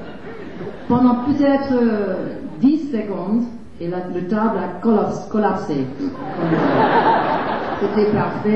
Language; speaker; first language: French; non-native, fluent; English